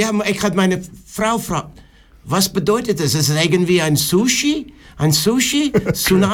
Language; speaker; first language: German; non-native, learner; English